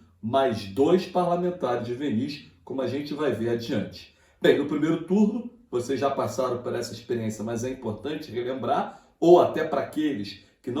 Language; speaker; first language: Portuguese; native; Portuguese